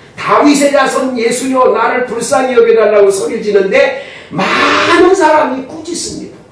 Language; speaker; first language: Korean; native; Korean